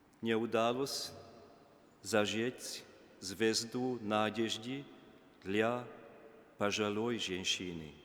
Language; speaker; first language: Russian; non-native, learner; Hungarian